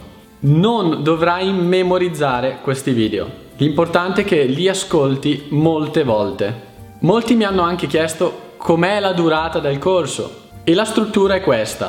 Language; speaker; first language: Italian; native; Italian